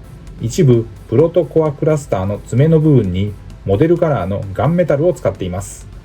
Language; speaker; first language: Japanese; native; Japanese